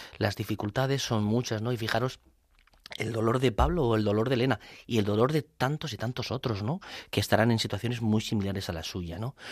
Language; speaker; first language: Spanish; native; Spanish